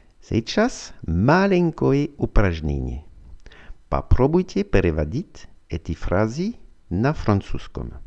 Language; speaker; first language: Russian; non-native, fluent; French